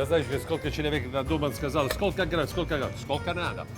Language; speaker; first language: Russian; non-native, learner; Italian